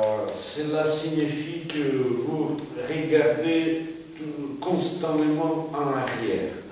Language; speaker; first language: French; non-native, fluent; Russian